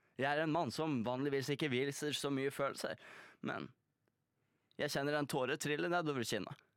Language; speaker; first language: Norwegian; early bilingual, other home language; Polish